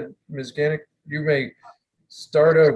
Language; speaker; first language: English; native; English